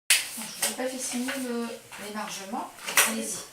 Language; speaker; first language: French; native; French